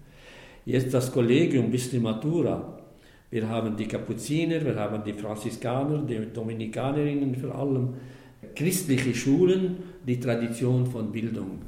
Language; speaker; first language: German; non-native, fluent; Arabic